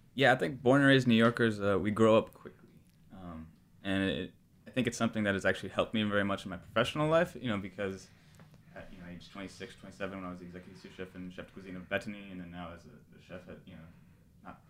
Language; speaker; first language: English; native; English